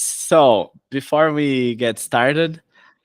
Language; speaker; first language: English; non-native, fluent; Portuguese